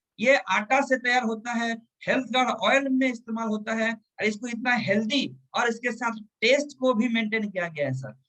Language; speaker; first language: Hindi; non-native, local second language; Telugu